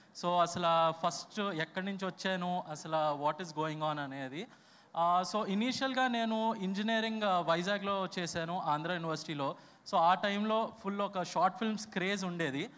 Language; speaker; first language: Telugu; native; Telugu